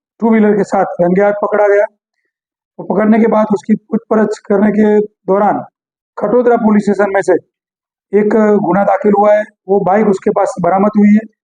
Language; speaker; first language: Hindi; non-native, local second language; Gujarati